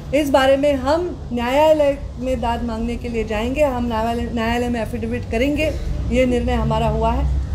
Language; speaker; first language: Hindi; non-native, local second language; Marathi